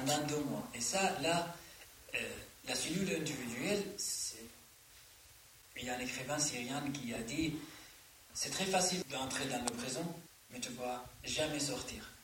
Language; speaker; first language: French; non-native, learner; Arabic